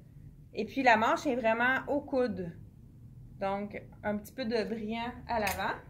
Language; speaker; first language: French; native; French